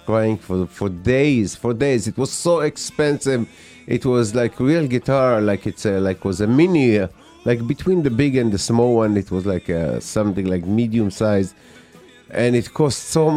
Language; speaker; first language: English; non-native, fluent; Hebrew